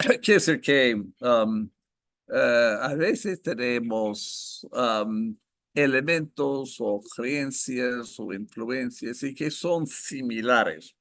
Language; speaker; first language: Spanish; non-native, fluent; English